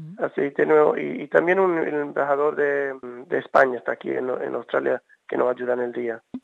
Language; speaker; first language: Spanish; early bilingual, heritage; Spanish